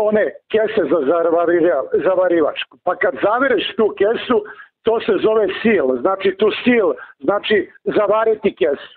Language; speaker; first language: Serbian; native; Serbian